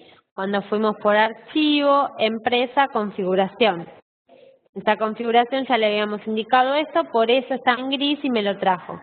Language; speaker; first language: Spanish; native; Spanish